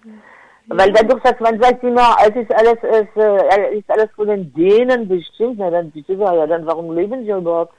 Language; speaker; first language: German; non-native, fluent; French